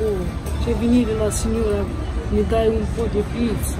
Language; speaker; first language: Italian; non-native, learner; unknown